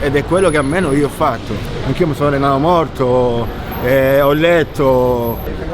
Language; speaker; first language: Italian; native; Italian